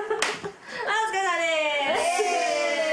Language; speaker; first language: Japanese; native; Japanese